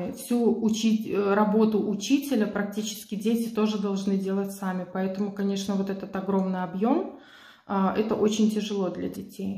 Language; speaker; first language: Russian; native; Russian